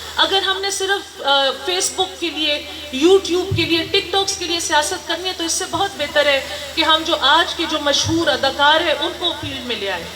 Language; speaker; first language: Urdu; non-native, local second language; Northern Hindko